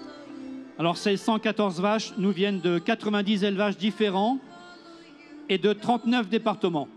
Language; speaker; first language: French; native; French